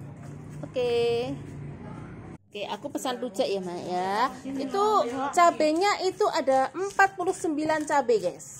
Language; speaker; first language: Indonesian; non-native, local second language; Javanese